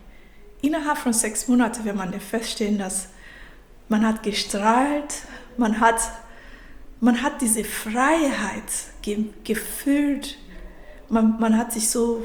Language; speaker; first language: German; non-native, fluent; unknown